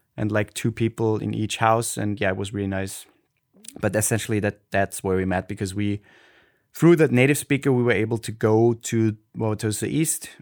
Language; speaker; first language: English; non-native, fluent; German